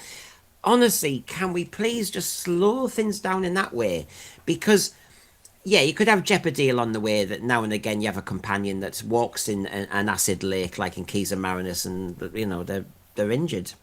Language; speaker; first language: English; native; English